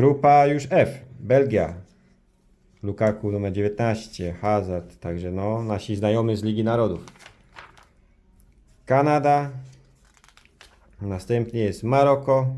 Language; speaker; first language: Polish; early bilingual, heritage; Polish